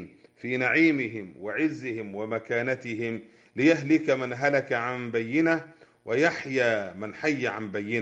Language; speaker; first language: Arabic; native; Arabic